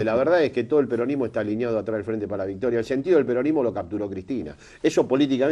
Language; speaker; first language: Spanish; native; Spanish